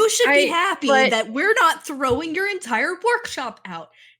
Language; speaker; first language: English; native; English